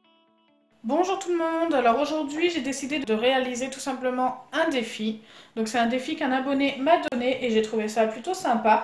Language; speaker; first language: French; native; French